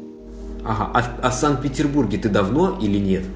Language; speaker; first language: Russian; native; Russian